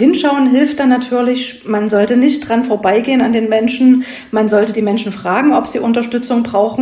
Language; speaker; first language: German; native; German